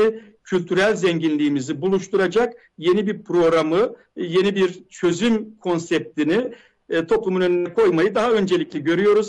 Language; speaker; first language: Turkish; native; Turkish